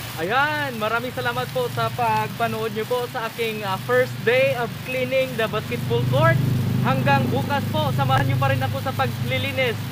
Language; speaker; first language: Filipino; non-native, local second language; Cebuano